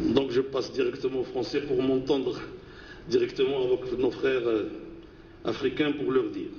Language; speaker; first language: French; non-native, local second language; Arabic